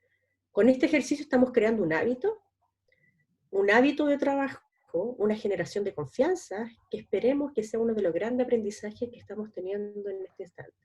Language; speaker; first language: Spanish; native; Spanish